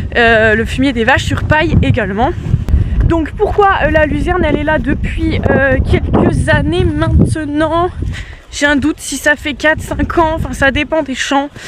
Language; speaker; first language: French; native; French